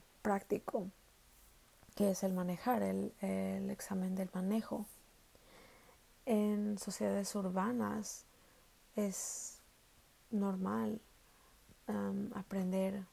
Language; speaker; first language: Spanish; early bilingual, heritage; Spanish